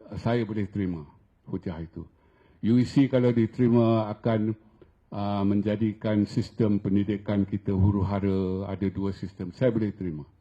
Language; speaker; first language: Malay; native; Malay